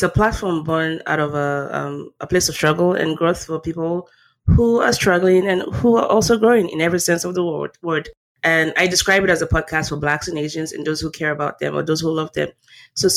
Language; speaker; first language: English; non-native, local second language; Yoruba